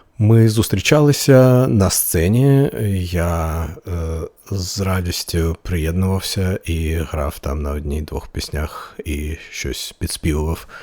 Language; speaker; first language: Ukrainian; non-native, local second language; Russian